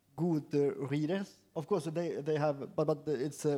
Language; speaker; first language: English; non-native, fluent; Estonian